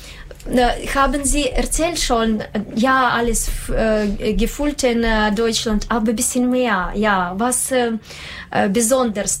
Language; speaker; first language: German; non-native, learner; Russian